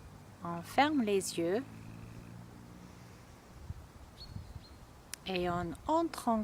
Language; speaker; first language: French; non-native, fluent; English